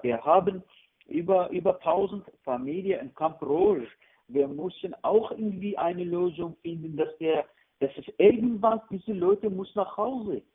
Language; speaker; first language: German; non-native, learner; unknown